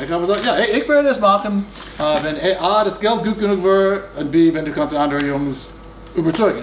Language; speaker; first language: German; non-native, fluent; English